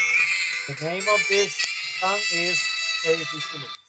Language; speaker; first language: English; non-native, learner; Spanish